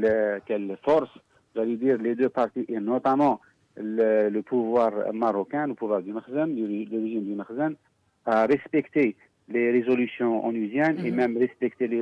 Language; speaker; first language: French; non-native, local second language; Arabic